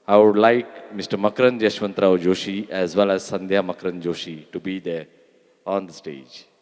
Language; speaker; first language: English; non-native, local second language; Marathi